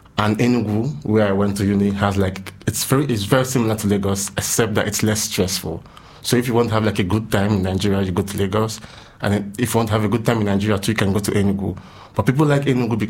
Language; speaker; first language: English; non-native, local second language; Igbo